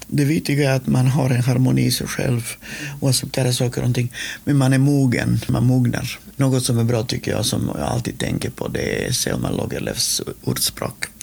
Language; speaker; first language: Swedish; non-native, fluent; Macedonian